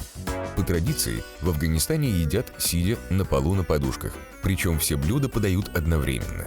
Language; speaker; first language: Russian; native; Russian